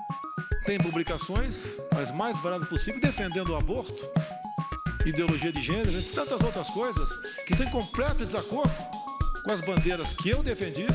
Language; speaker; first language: Portuguese; native; Portuguese